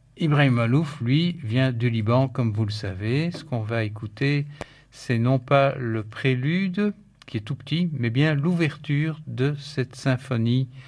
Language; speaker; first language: French; native; French